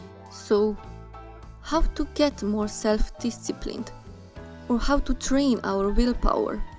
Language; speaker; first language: English; non-native, fluent; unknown